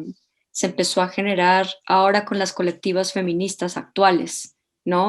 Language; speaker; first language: Spanish; native; Spanish